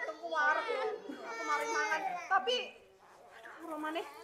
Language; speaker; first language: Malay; non-native, local second language; Javanese